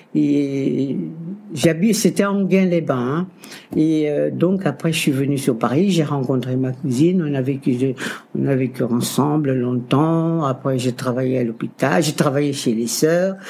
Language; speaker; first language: French; non-native, local second language; Kabuverdianu